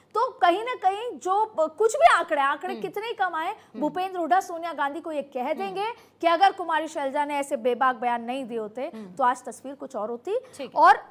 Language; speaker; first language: Hindi; native; Hindi